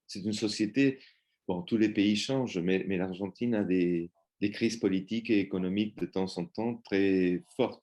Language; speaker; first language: French; non-native, fluent; Spanish